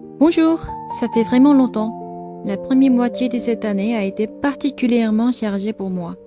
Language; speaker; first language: French; non-native, fluent; Korean